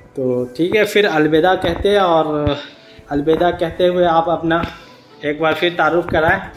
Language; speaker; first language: Hindi; native; Hindi